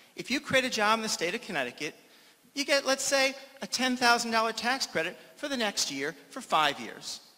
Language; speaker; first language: English; native; English